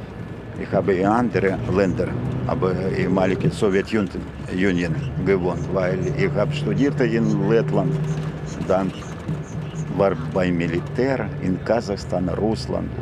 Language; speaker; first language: German; non-native, learner; Ukrainian